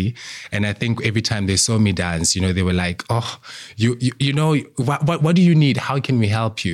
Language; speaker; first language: English; non-native, local second language; Southern Sotho